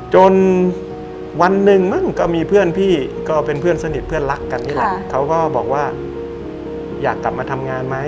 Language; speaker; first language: Thai; native; Thai